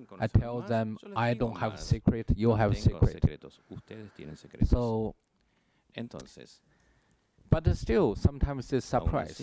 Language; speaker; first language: English; non-native, learner; Chinese